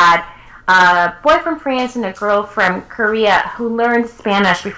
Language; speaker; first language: English; early bilingual, other home language; Spanish